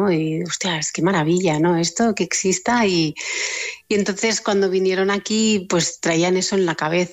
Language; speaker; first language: Spanish; native; Spanish